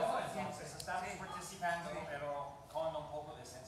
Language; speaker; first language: Spanish; non-native, learner; English